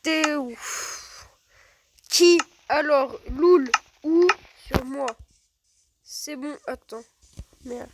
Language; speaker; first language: French; native; French